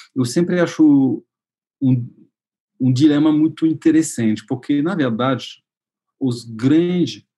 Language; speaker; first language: Portuguese; non-native, fluent; French